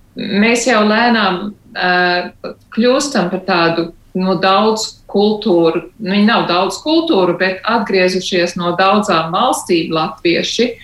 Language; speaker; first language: Latvian; early bilingual, heritage; Latvian